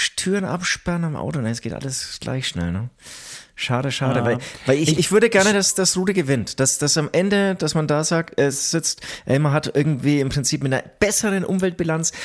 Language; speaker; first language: German; native; German